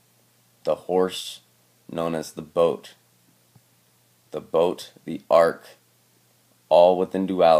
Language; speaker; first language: English; native; English